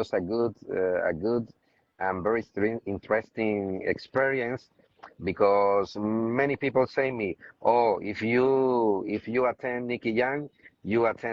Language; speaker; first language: English; non-native, learner; Spanish